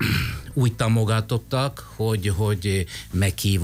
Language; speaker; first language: Hungarian; non-native, fluent; Italian